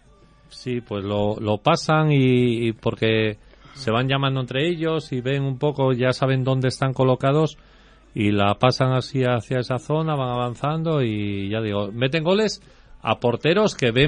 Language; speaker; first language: Spanish; native; Spanish